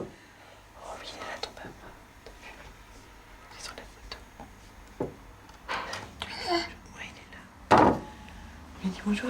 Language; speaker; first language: French; native; French